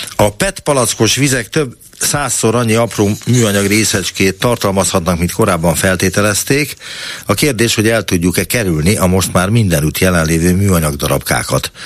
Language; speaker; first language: Hungarian; native; Hungarian